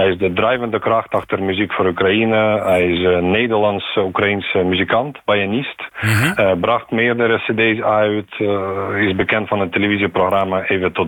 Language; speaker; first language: Dutch; non-native, fluent; Ukrainian